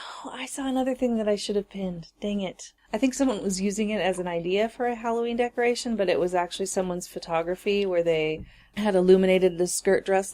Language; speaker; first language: English; native; English